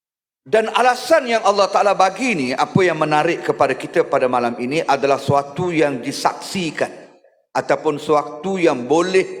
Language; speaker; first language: Malay; native; Malay